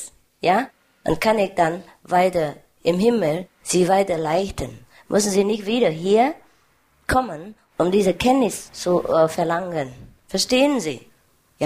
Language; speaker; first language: German; non-native, learner; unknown